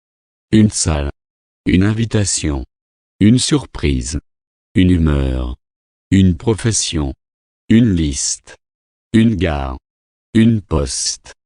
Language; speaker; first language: French; non-native, fluent; Arabic